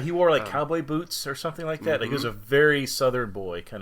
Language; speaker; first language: English; native; English